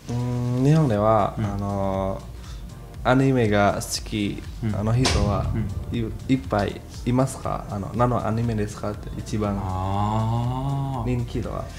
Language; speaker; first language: Japanese; non-native, learner; Indonesian